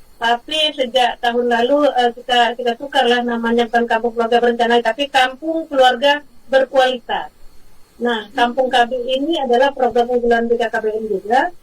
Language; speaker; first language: Indonesian; native; Indonesian